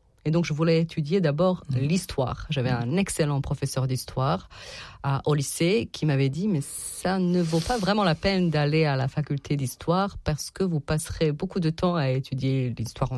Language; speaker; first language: French; non-native, fluent; Serbian